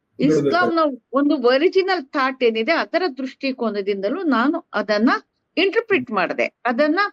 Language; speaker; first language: Kannada; non-native, local second language; Urdu